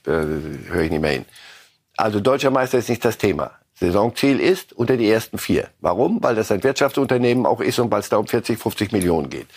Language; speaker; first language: German; native; German